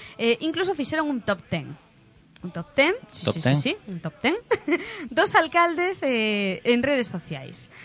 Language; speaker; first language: Galician; non-native, local second language; Spanish